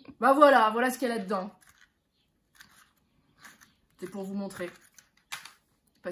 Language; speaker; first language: French; native; French